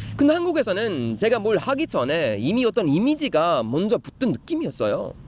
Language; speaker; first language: Korean; non-native, fluent; Swedish